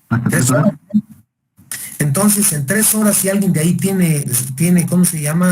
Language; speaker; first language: Spanish; native; Spanish